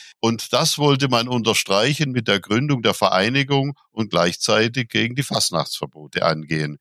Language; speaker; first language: German; native; German